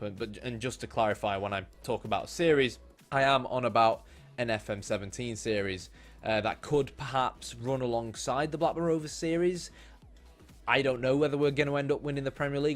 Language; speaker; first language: English; native; English